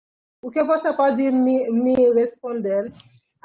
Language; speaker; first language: Portuguese; non-native, fluent; Haitian Creole